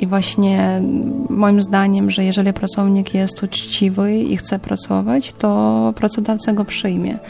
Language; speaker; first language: Polish; non-native, fluent; Ukrainian